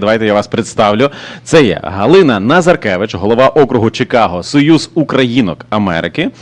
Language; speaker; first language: Ukrainian; native; Ukrainian